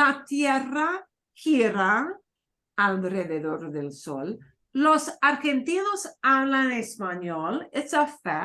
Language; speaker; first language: Spanish; non-native, fluent; English